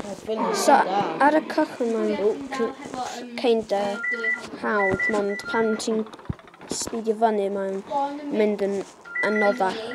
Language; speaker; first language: Welsh; native; Welsh